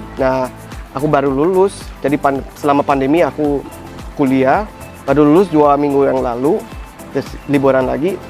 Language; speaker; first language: Indonesian; non-native, fluent; Dutch